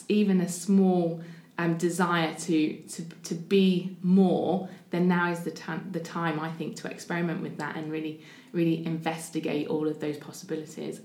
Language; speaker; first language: English; native; English